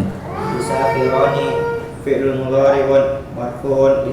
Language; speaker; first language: Arabic; non-native, learner; Indonesian